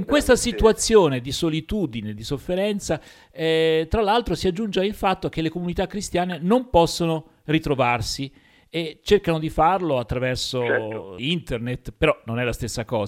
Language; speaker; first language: Italian; native; Italian